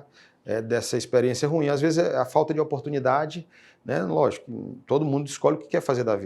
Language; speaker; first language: Portuguese; native; Portuguese